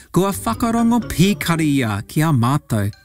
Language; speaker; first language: Māori; non-native, learner; English